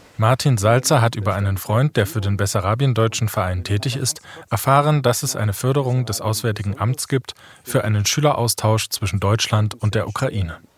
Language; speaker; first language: German; native; German